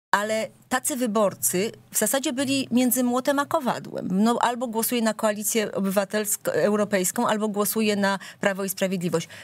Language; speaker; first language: Polish; native; Polish